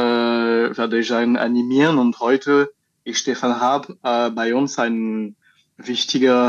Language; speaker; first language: German; non-native, learner; French